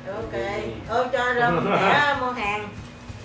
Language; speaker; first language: Vietnamese; native; Vietnamese